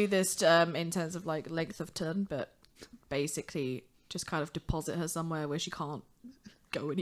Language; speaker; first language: English; native; English